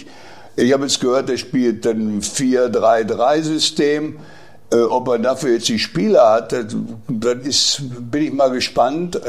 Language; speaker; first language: German; native; German